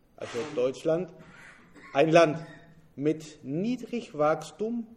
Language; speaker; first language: German; non-native, fluent; Spanish